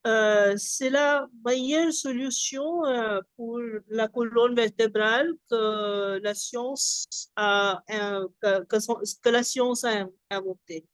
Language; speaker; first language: French; non-native, fluent; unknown